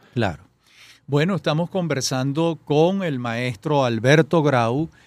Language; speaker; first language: Spanish; native; Spanish